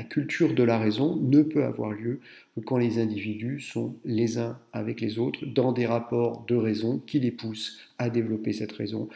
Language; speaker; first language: French; native; French